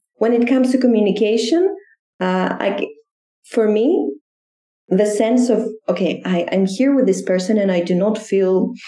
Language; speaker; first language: English; non-native, fluent; Greek